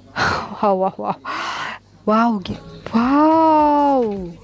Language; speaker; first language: English; non-native, learner; Indonesian